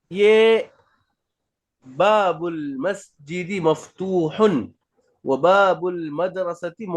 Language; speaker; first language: Arabic; non-native, fluent; Urdu